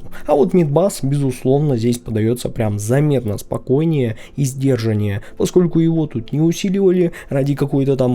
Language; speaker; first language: Russian; native; Russian